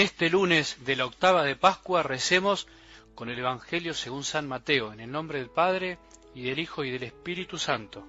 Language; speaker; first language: Spanish; native; Spanish